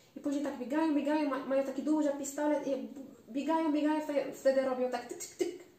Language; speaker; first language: Polish; non-native, learner; Arabic